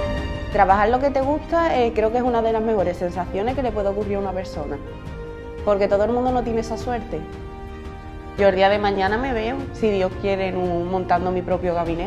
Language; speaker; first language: Spanish; native; Spanish